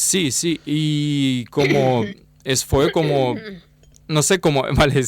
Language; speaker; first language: Spanish; non-native, learner; Russian